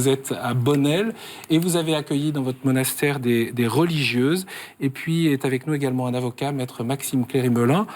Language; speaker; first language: French; native; French